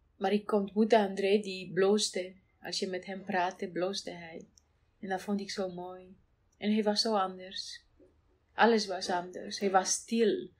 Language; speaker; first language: Dutch; non-native, fluent; Romanian